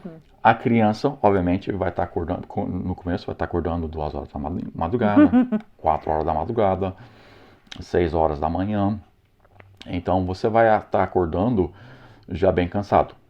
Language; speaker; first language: Portuguese; non-native, fluent; English